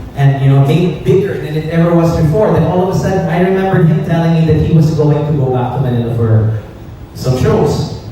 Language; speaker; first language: English; native; English